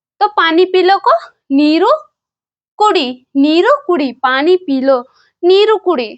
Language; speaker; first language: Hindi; non-native, local second language; Kannada